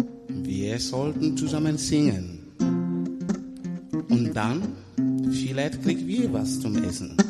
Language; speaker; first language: German; non-native, learner; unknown